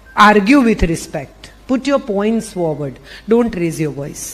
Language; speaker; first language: English; non-native, local second language; Gujarati